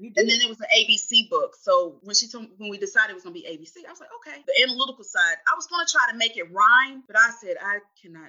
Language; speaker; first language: English; native; English